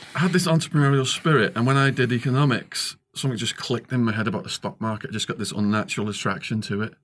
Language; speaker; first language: English; native; English